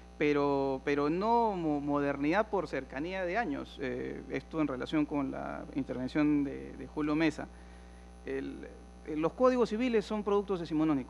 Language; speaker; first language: Spanish; native; Spanish